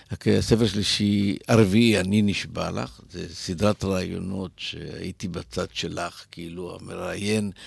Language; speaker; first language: Hebrew; native; Hebrew